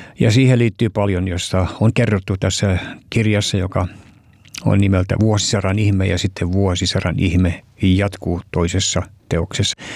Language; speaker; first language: Finnish; early bilingual, heritage; Finnish